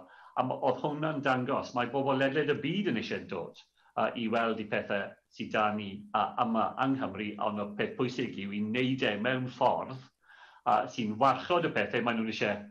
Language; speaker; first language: Welsh; non-native, local second language; English